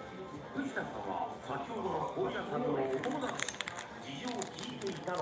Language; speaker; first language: Japanese; native; Japanese